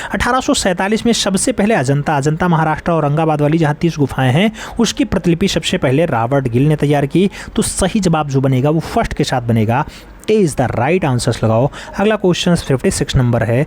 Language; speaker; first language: Hindi; native; Hindi